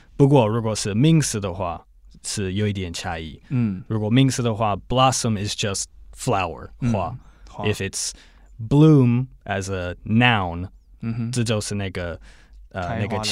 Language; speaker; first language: Chinese; non-native, fluent; English